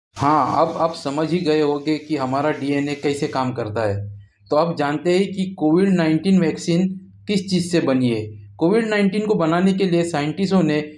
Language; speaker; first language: Hindi; native; Hindi